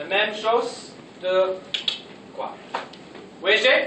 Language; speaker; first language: French; non-native, local second language; English